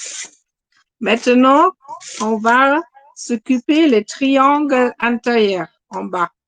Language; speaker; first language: French; non-native, fluent; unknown